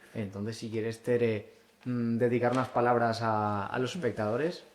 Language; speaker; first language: Spanish; native; Spanish